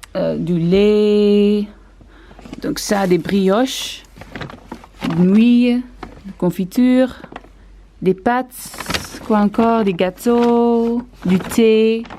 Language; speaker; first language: French; non-native, learner; Dutch